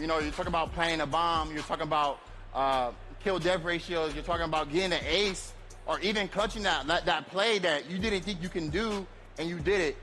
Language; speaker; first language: English; native; English